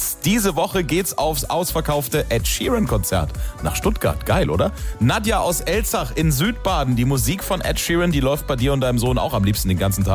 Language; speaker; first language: German; native; German